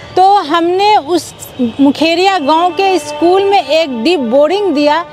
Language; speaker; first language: Hindi; native; Hindi